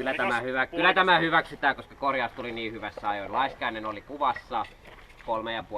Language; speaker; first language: Finnish; native; Finnish